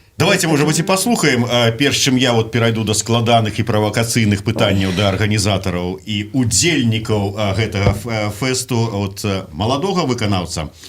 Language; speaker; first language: Belarusian; non-native, local second language; Russian